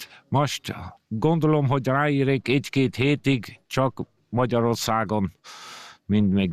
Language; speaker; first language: Hungarian; early bilingual, heritage; Hungarian